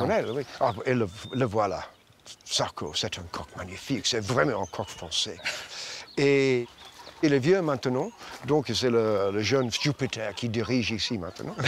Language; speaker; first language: French; non-native, fluent; English